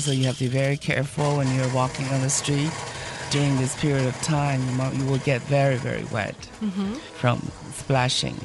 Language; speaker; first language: English; non-native, fluent; Chinese